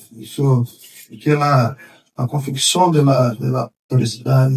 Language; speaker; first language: Spanish; non-native, fluent; Portuguese